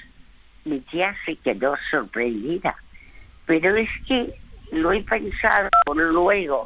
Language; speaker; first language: Spanish; early bilingual, other home language; French